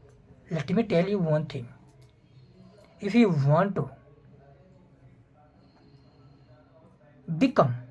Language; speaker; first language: English; non-native, fluent; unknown